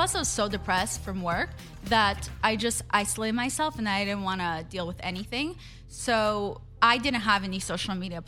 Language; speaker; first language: English; non-native, fluent; Hebrew